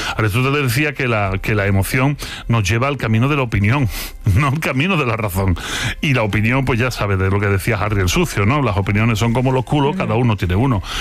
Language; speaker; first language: Spanish; native; Spanish